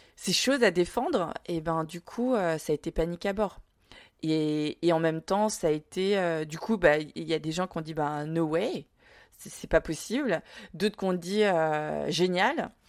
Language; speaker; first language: French; early bilingual, other home language; Vietnamese